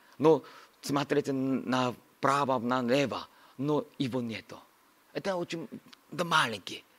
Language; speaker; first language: Russian; non-native, learner; Korean